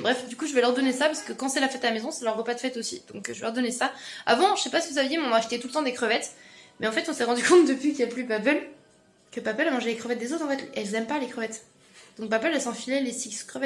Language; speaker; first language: French; native; French